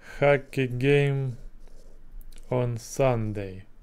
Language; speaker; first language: English; non-native, learner; Russian